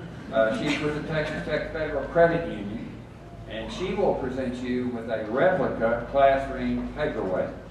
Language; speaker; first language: English; native; English